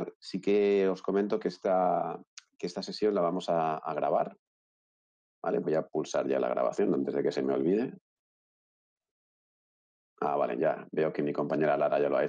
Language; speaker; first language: Spanish; native; Spanish